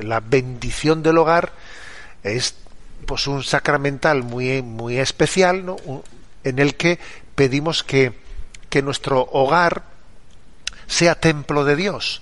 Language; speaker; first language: Spanish; native; Spanish